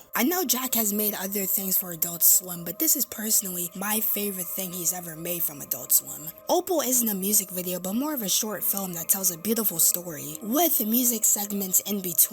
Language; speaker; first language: English; native; English